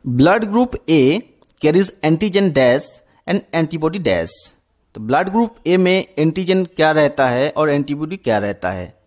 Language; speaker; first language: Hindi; non-native, local second language; Bangla